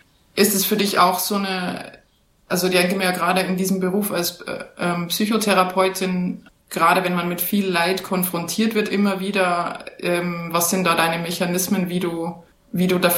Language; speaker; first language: German; native; German